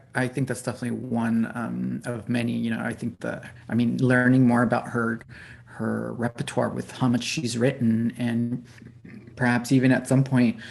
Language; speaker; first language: English; early bilingual, other home language; Spanish